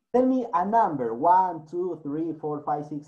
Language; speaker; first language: English; non-native, learner; Spanish